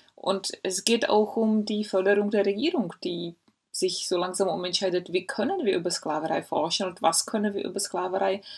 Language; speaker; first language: German; non-native, fluent; Czech